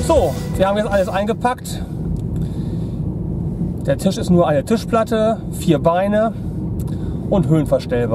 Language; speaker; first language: German; native; German